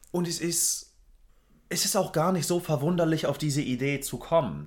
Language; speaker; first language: German; native; German